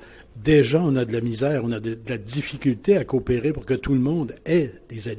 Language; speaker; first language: French; native; French